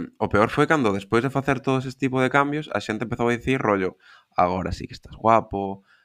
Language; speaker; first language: Galician; non-native, local second language; Spanish